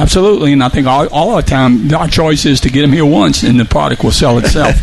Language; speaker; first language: English; native; English